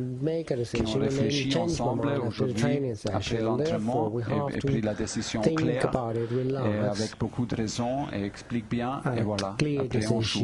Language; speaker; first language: French; non-native, fluent; German